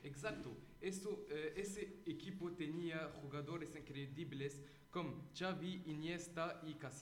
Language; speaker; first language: Spanish; non-native, learner; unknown